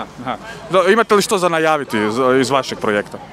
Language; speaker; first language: Croatian; native; Croatian